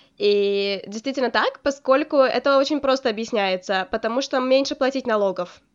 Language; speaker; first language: Russian; native; Russian